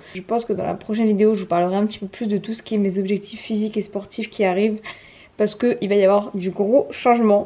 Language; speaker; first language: French; native; French